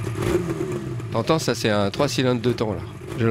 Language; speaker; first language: French; native; French